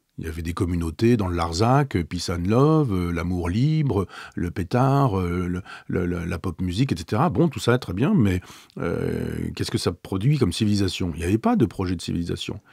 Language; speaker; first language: French; native; French